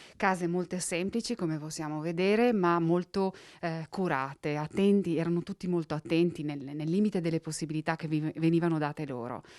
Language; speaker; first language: Italian; non-native, local second language; Slovenian